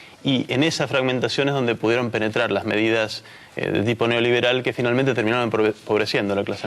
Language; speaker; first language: Spanish; native; Spanish